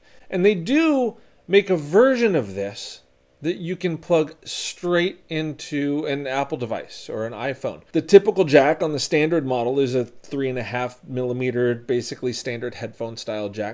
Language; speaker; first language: English; native; English